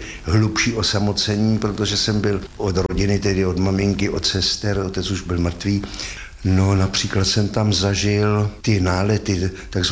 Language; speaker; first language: Czech; native; Czech